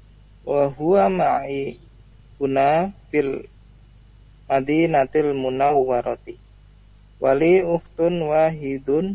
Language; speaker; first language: Arabic; non-native, learner; Indonesian